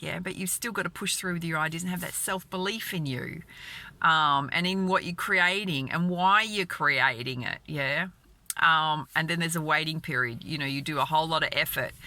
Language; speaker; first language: English; native; English